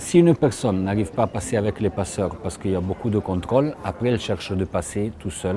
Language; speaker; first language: French; non-native, fluent; Italian